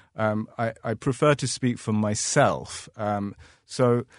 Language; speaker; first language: English; native; English